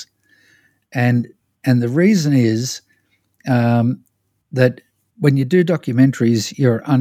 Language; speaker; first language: English; native; English